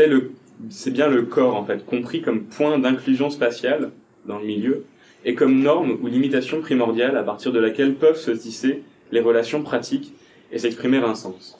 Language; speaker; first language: French; native; French